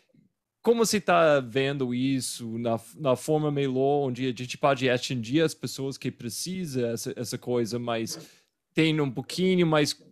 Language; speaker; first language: Portuguese; non-native, fluent; English